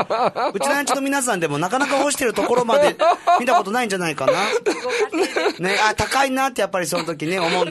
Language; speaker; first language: Japanese; native; Japanese